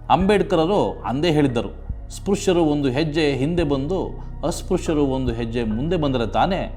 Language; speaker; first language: Kannada; native; Kannada